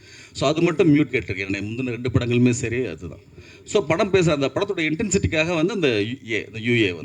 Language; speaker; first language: Tamil; native; Tamil